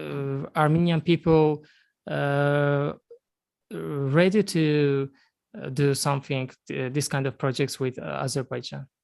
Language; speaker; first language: English; non-native, learner; Azerbaijani